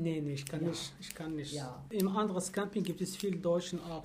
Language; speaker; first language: German; non-native, learner; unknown